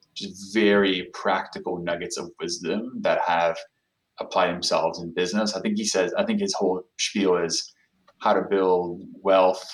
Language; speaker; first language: English; non-native, fluent; Portuguese